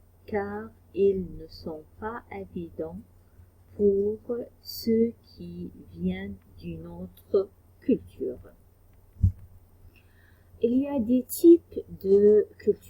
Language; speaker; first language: French; non-native, fluent; Arabic